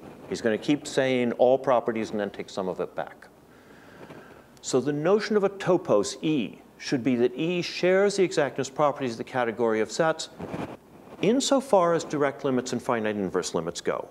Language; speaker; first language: English; native; English